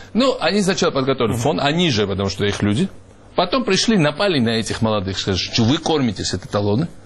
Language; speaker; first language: Russian; non-native, local second language; Georgian